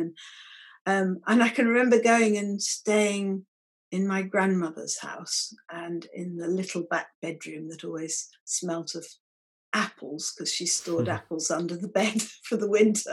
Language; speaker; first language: English; native; English